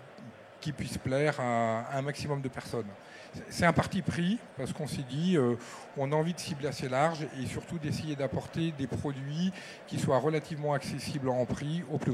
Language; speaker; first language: French; native; French